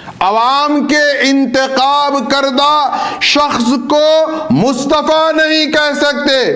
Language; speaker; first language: Urdu; native; Urdu